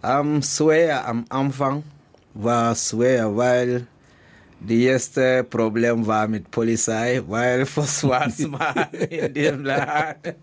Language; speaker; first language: German; non-native, learner; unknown